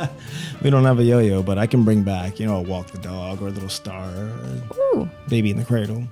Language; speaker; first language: English; native; English